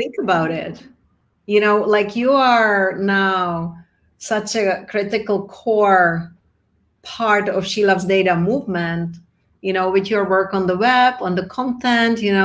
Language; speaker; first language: English; non-native, fluent; Czech